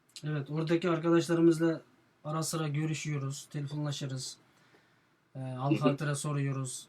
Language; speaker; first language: Turkish; non-native, fluent; Uyghur